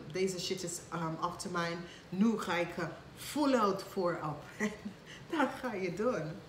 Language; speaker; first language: Dutch; non-native, fluent; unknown